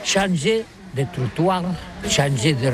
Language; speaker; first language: French; non-native, learner; Catalan